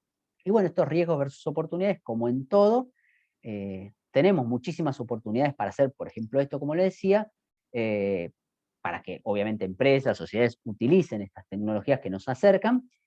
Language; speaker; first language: Spanish; native; Spanish